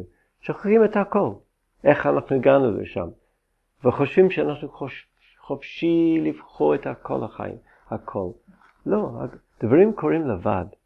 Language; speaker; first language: Hebrew; non-native, fluent; English